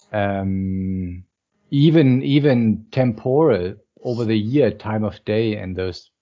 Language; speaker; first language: English; non-native, fluent; German